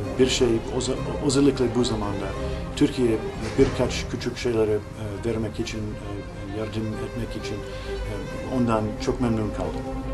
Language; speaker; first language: Turkish; non-native, learner; English